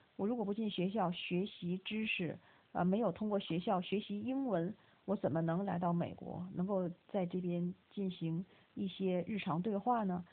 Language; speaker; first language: Chinese; native; Chinese